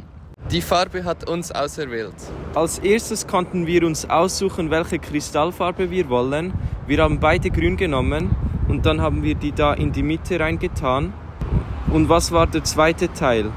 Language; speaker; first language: German; native; German